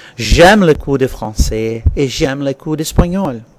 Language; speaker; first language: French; non-native, fluent; English